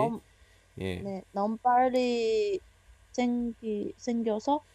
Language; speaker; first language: Korean; non-native, learner; Chinese